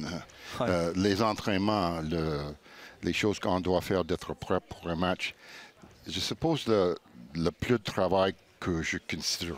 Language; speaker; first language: French; non-native, fluent; English